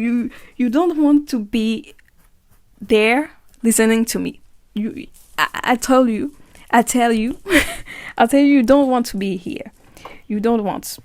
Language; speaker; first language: English; non-native, learner; French